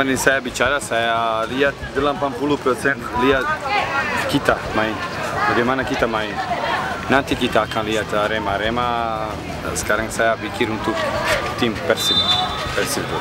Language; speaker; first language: Indonesian; non-native, learner; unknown